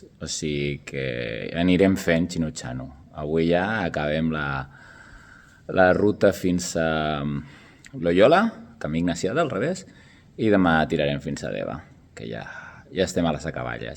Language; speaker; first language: Catalan; native; Catalan